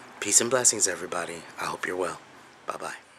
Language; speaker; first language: English; native; English